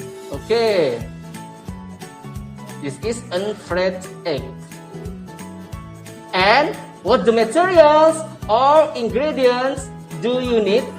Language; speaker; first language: English; non-native, learner; Indonesian